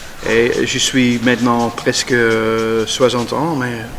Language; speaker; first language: French; non-native, learner; Dutch